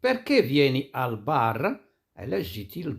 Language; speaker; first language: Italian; non-native, fluent; Arabic